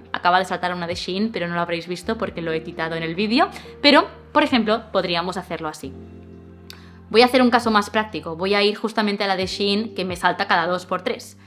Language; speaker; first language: Spanish; native; Spanish